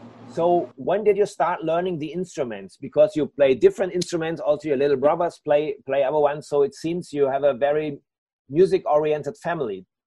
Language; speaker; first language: English; non-native, fluent; German